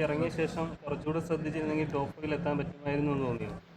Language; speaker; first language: Malayalam; native; Malayalam